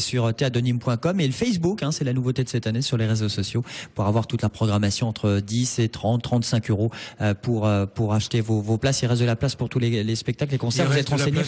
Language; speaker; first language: French; native; French